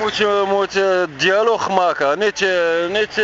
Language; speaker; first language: Dutch; non-native, learner; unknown